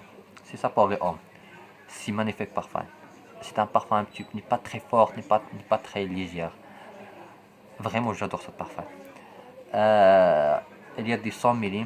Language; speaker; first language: French; non-native, local second language; Arabic